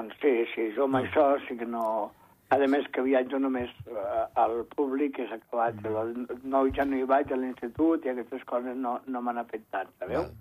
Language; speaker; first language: Catalan; native; Catalan